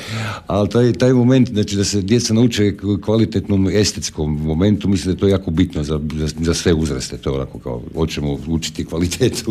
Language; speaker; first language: Croatian; native; Croatian